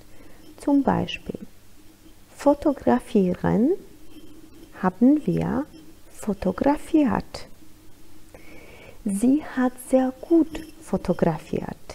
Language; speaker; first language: German; non-native, fluent; Polish